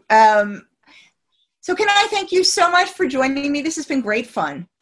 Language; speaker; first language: English; native; English